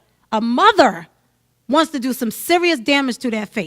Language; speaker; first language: English; native; English